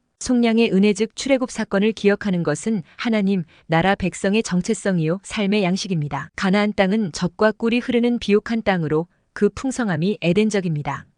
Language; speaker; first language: Korean; native; Korean